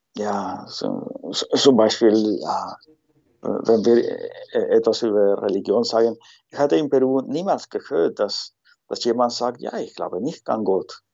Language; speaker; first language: German; non-native, learner; Spanish